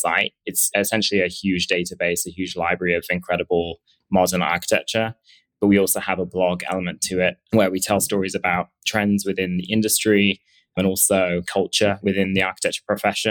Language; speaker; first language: English; native; English